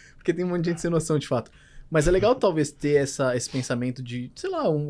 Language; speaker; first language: Portuguese; native; Portuguese